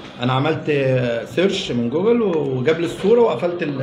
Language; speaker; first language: Arabic; native; Arabic